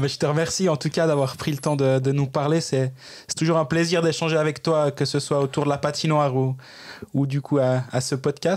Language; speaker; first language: French; native; French